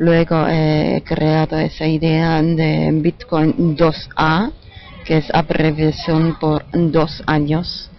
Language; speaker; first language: Spanish; non-native, learner; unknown